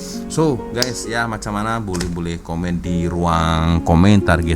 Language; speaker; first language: Indonesian; native; Indonesian